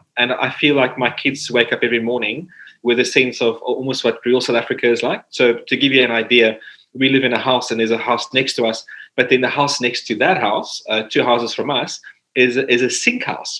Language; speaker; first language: English; non-native, local second language; Afrikaans